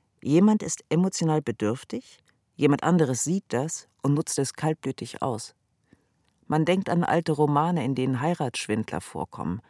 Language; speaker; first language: German; native; German